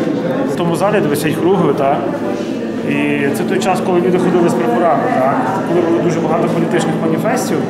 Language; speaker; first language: Ukrainian; native; Ukrainian